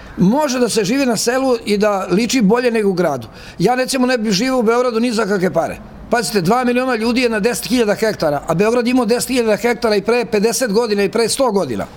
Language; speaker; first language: Serbian; native; Serbian